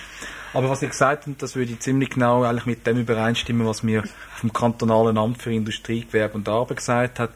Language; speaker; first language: German; native; German